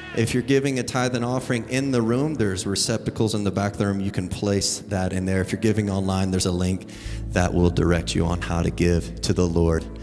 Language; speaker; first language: English; native; English